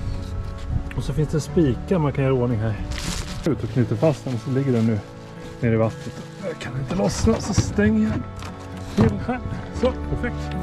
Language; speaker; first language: Swedish; native; Swedish